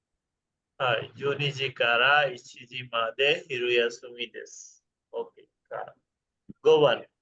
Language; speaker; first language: Japanese; non-native, fluent; Bangla